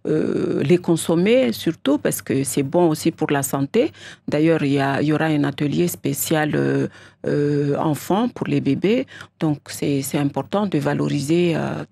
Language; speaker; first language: French; non-native, local second language; Comorian